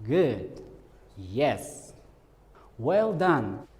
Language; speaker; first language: English; non-native, fluent; Kazakh